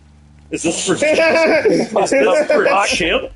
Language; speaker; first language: English; native; English